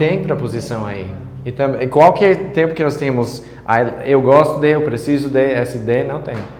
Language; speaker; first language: Portuguese; non-native, fluent; English